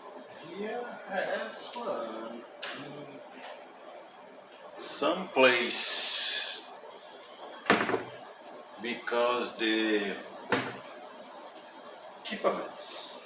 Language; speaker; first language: English; non-native, learner; Portuguese